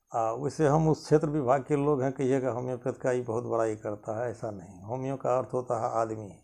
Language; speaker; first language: Hindi; non-native, local second language; Maithili